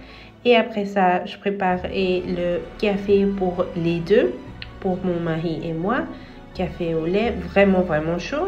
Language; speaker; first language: French; non-native, fluent; Spanish